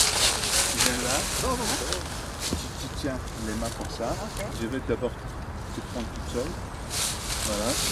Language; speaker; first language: French; native; French